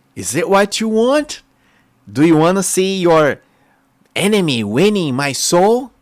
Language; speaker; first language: English; non-native, fluent; Portuguese